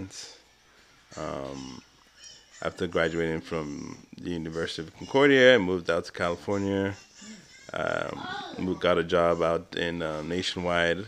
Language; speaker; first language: English; non-native, local second language; Igbo